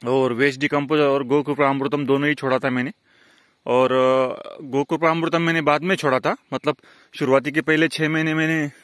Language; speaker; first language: Hindi; non-native, local second language; Marathi